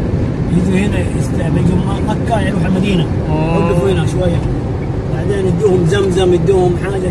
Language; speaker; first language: Arabic; non-native, fluent; Indonesian